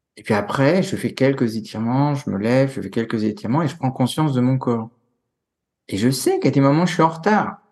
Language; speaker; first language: French; native; French